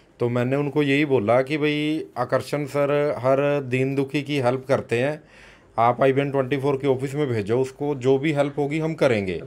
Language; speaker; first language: Hindi; native; Hindi